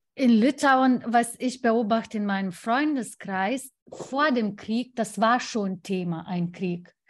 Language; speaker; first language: German; non-native, fluent; Lithuanian